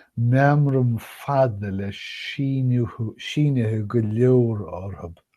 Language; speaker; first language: Irish; non-native, fluent; English